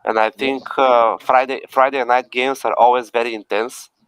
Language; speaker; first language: English; non-native, fluent; Bulgarian